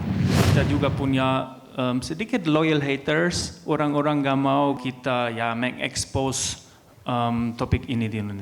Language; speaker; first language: Indonesian; non-native, learner; German